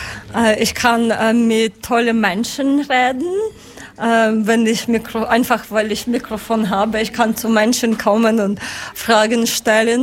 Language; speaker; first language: German; non-native, learner; Ukrainian